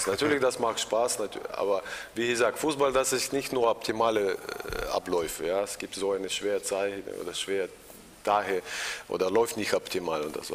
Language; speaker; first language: German; non-native, learner; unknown